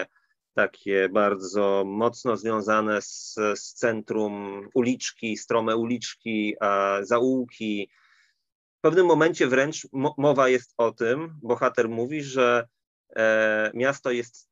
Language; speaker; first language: Polish; native; Polish